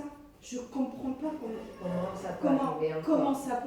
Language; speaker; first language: French; early bilingual, other home language; Arabic